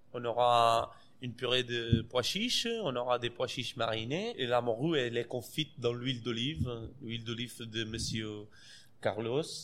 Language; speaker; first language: French; non-native, fluent; Portuguese